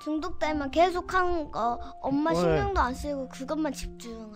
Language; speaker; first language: Korean; early bilingual, other home language; Russian